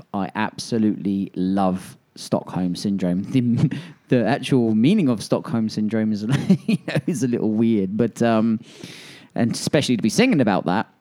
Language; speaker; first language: English; native; English